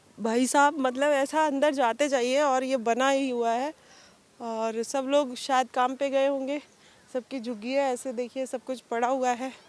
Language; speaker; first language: Hindi; native; Hindi